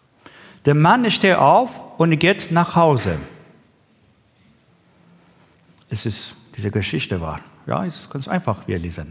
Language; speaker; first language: German; non-native, learner; Persian